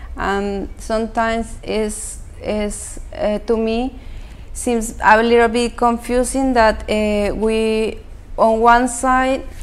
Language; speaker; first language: English; non-native, fluent; Spanish